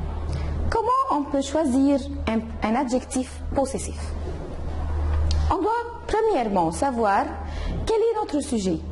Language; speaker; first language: French; non-native, fluent; Arabic